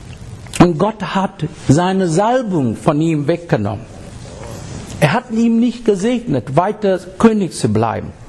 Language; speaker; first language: German; non-native, learner; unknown